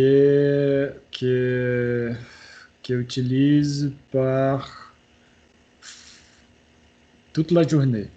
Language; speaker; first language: French; non-native, learner; Portuguese